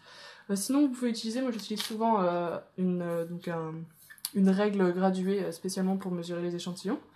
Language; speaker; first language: French; native; French